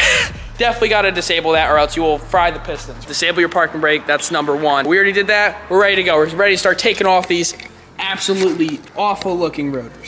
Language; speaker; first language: English; native; English